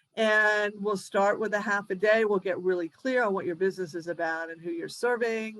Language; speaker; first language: English; native; English